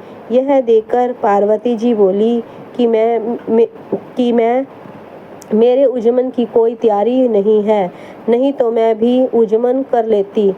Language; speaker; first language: Hindi; native; Hindi